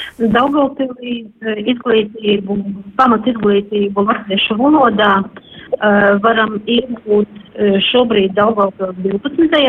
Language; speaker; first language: Latvian; non-native, local second language; Russian